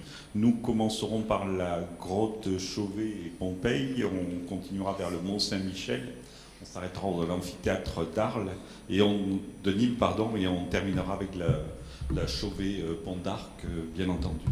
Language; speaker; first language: French; native; French